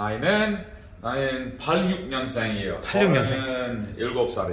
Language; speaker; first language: Korean; non-native, learner; English